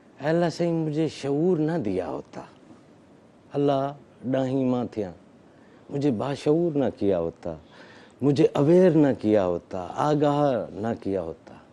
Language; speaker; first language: Urdu; non-native, local second language; Sindhi